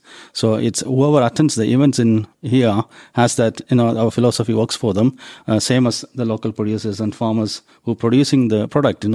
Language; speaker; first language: English; non-native, local second language; Malayalam